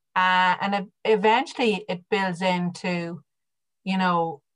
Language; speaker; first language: English; native; English